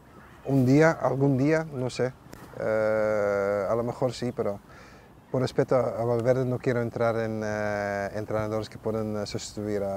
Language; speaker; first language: Spanish; non-native, fluent; Dutch